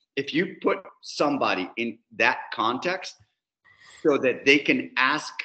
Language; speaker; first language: English; non-native, fluent; Spanish